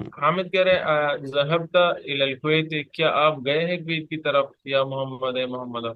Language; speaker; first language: Urdu; native; Urdu